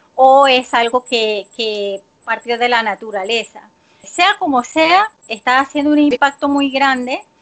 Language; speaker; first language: Spanish; native; Spanish